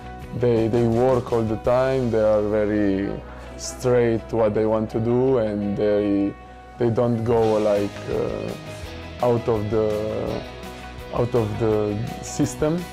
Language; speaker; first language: English; non-native, fluent; Slovenian